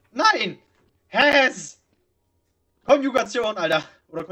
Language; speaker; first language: German; native; German